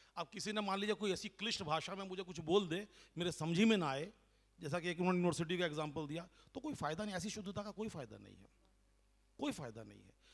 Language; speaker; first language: Hindi; non-native, local second language; Bangla